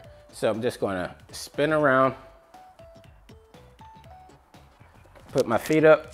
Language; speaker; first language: English; native; English